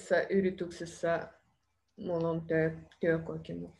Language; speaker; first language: Finnish; non-native, learner; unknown